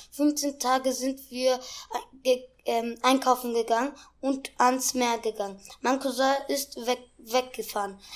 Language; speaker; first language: German; non-native, local second language; Turkish